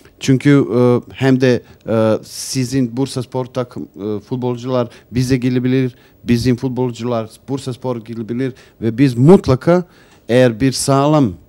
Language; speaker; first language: Turkish; non-native, learner; Serbian